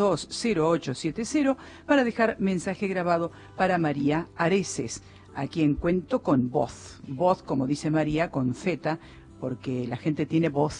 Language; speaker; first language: Spanish; native; Spanish